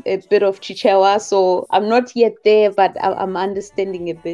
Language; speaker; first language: English; non-native, local second language; Southern Sotho